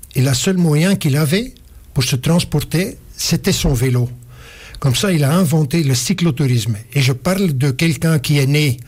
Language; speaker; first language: French; non-native, local second language; Dutch